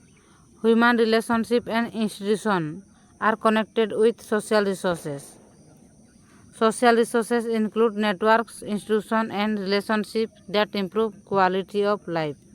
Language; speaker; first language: English; non-native, local second language; Odia